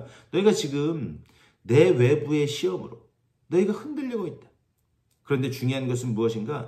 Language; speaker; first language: Korean; native; Korean